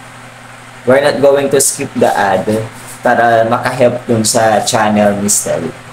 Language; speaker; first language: English; non-native, local second language; Filipino